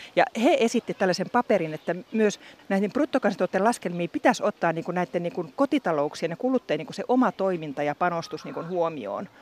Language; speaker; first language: Finnish; native; Finnish